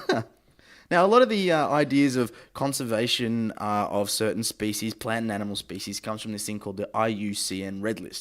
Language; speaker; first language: English; native; English